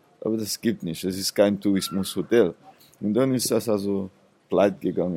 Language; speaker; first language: German; non-native, fluent; Seselwa Creole French